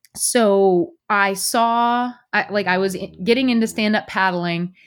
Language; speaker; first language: English; native; English